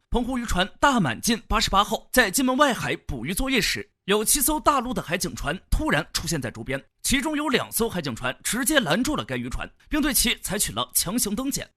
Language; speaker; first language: Chinese; native; Chinese